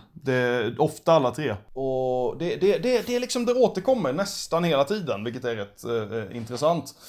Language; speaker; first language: Swedish; native; Swedish